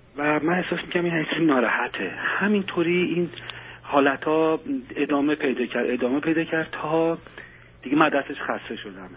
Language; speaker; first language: Persian; native; Persian